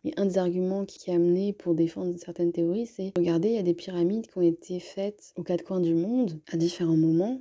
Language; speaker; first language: French; native; French